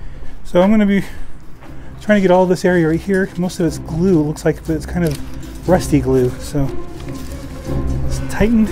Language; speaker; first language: English; native; English